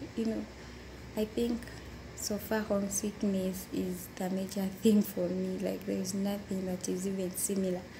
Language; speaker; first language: English; non-native, local second language; Ganda